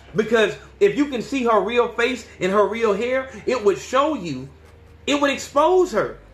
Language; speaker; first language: English; native; English